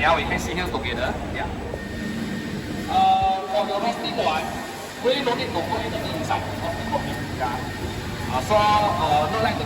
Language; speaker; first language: English; non-native, learner; Indonesian